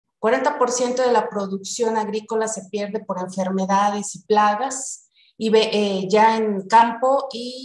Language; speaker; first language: Spanish; native; Spanish